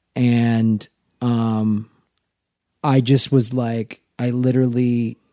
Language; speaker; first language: English; native; English